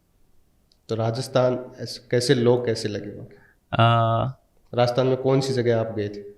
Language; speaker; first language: Hindi; native; Hindi